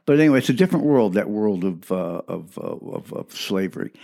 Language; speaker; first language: English; early bilingual, other home language; French